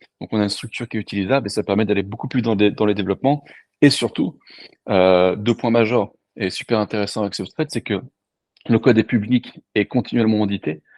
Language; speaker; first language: French; native; French